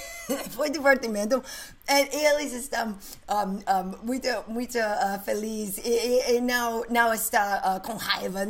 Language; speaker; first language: Portuguese; non-native, learner; English